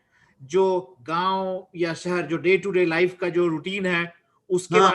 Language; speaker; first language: Hindi; native; Hindi